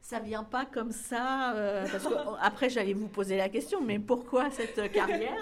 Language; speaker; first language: French; native; French